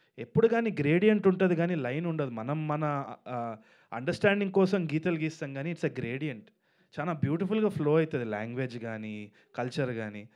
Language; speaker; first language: Telugu; native; Telugu